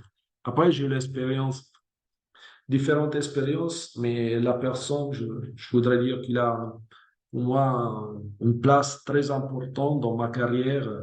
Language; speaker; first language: French; non-native, fluent; Italian